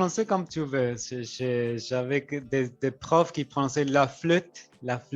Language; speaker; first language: French; non-native, fluent; Spanish